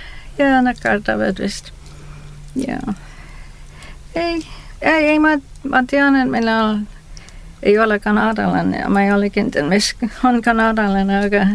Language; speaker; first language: Estonian; early bilingual, heritage; Estonian